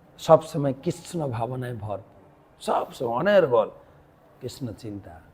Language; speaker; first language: Bangla; native; Bangla